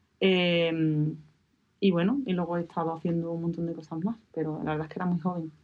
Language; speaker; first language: Spanish; native; Spanish